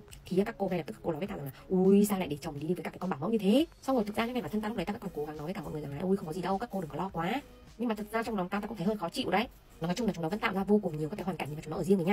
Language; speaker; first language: Vietnamese; native; Vietnamese